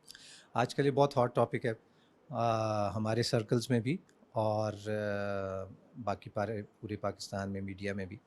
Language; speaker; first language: Urdu; native; Urdu